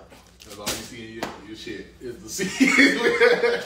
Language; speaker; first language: English; native; English